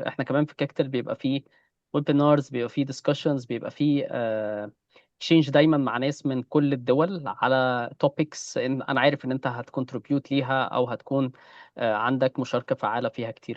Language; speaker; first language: Arabic; native; Arabic